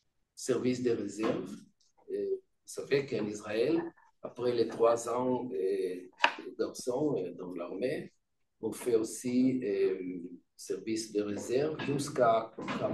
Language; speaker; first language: French; non-native, fluent; Hebrew